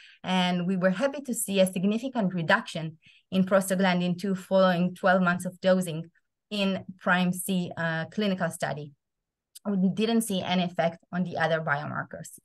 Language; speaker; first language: English; non-native, fluent; Hebrew